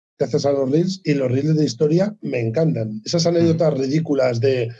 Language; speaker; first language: Spanish; native; Spanish